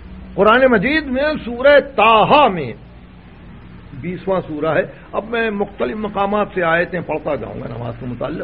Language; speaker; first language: Urdu; native; Urdu